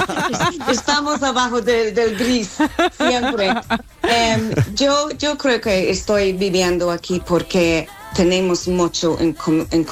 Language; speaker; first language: Spanish; non-native, fluent; English